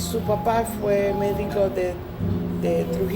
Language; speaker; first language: Spanish; non-native, learner; English